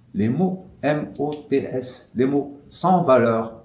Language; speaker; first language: French; non-native, local second language; Arabic